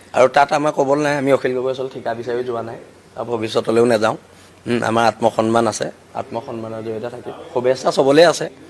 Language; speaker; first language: Assamese; native; Assamese